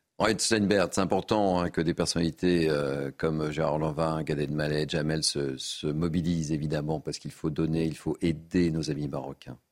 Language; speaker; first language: French; native; French